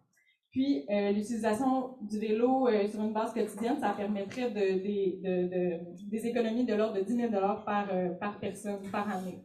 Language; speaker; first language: French; native; French